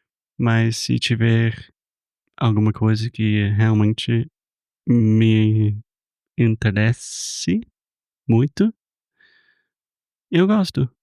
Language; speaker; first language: Portuguese; non-native, fluent; English